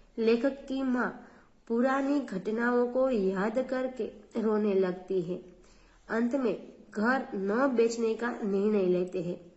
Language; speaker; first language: Hindi; non-native, local second language; Gujarati